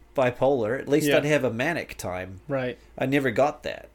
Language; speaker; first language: English; native; English